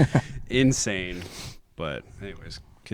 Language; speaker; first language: English; native; English